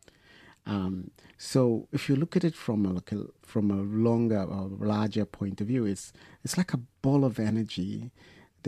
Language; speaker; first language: English; non-native, fluent; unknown